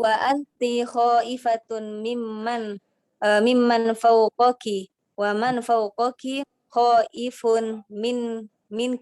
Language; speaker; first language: Arabic; non-native, learner; Indonesian